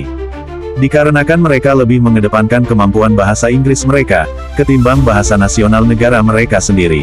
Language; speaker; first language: Indonesian; native; Indonesian